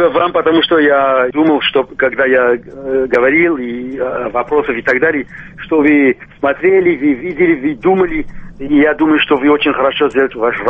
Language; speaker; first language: Russian; non-native, local second language; Armenian